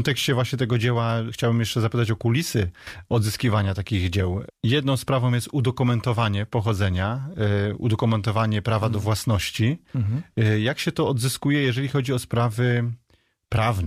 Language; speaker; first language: Polish; native; Polish